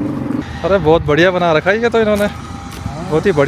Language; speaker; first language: Hindi; native; Hindi